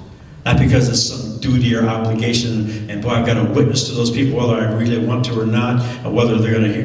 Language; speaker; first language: English; native; English